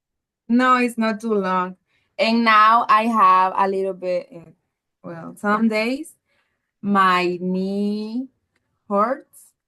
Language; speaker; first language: English; non-native, learner; Spanish